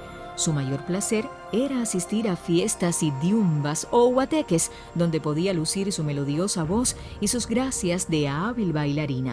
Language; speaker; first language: Spanish; native; Spanish